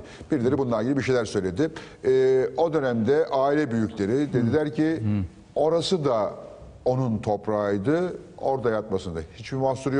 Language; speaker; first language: Turkish; native; Turkish